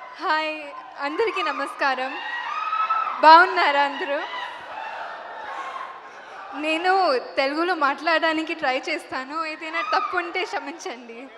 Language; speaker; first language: Telugu; non-native, learner; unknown